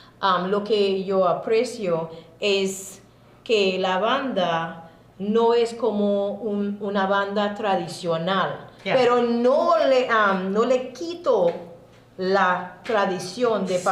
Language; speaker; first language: Spanish; non-native, learner; English